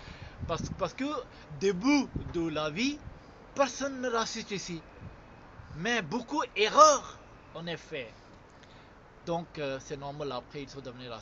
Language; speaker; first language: French; non-native, fluent; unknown